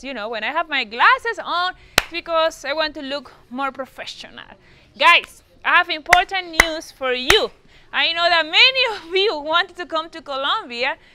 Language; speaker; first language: English; non-native, fluent; Spanish